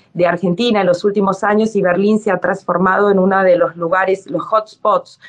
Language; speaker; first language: Spanish; native; Spanish